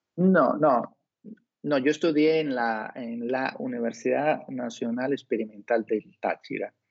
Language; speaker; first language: Spanish; native; Spanish